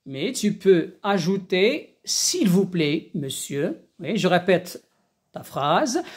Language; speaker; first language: French; non-native, local second language; Arabic